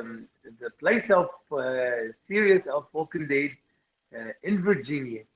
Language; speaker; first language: English; non-native, learner; Arabic